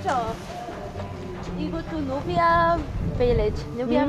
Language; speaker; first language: Korean; non-native, fluent; Arabic